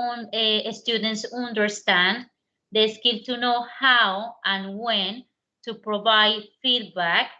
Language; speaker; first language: English; non-native, learner; Spanish